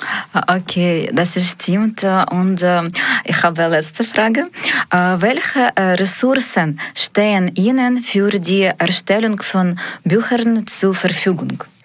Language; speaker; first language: German; non-native, learner; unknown